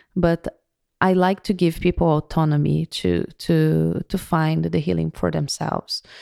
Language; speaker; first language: English; non-native, fluent; Portuguese